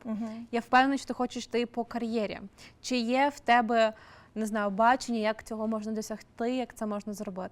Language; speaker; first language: Ukrainian; native; Ukrainian